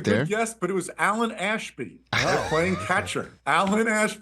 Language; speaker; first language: English; native; English